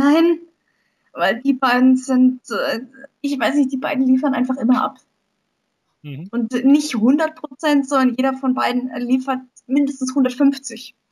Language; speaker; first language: German; native; German